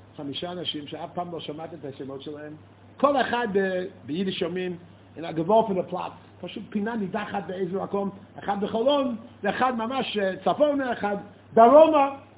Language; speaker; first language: Hebrew; non-native, fluent; English